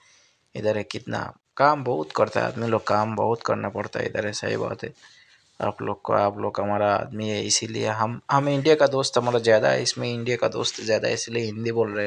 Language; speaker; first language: Hindi; non-native, learner; Bangla